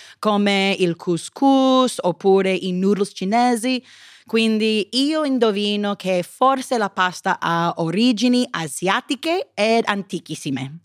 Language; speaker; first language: Italian; non-native, fluent; English